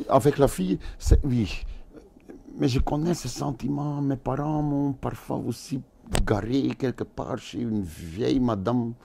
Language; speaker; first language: French; non-native, local second language; Dutch